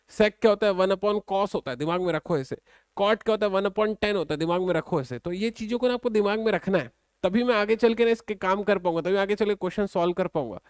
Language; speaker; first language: Hindi; native; Hindi